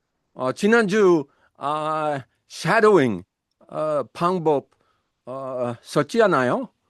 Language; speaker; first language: Korean; non-native, learner; English